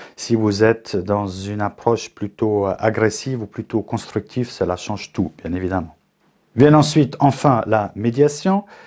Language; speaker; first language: French; native; French